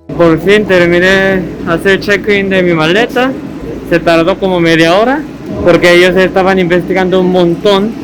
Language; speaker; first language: Spanish; non-native, fluent; Korean